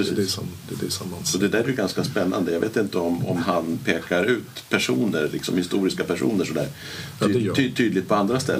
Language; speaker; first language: Swedish; native; Swedish